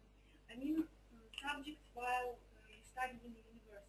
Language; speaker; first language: English; non-native, fluent; Ukrainian